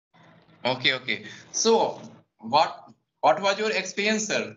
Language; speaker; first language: English; non-native, local second language; Hindi